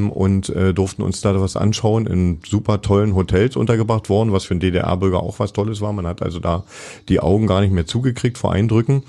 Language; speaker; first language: German; native; German